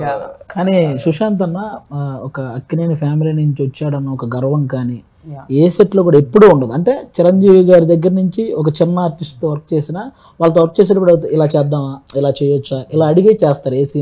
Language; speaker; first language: Telugu; native; Telugu